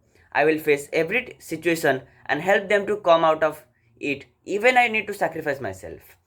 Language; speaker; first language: English; non-native, learner; Odia